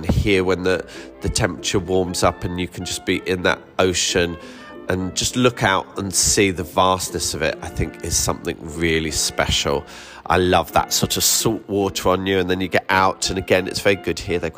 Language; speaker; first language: English; native; English